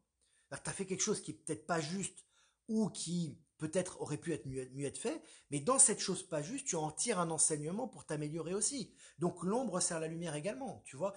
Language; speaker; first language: French; native; French